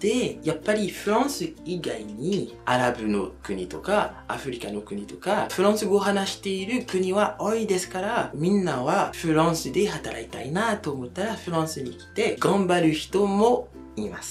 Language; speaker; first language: Japanese; non-native, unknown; French